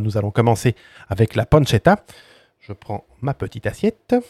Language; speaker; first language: French; native; French